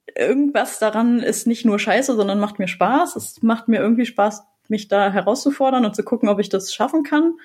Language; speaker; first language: German; native; German